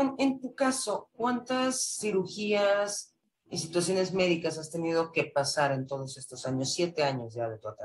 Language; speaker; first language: Spanish; native; Spanish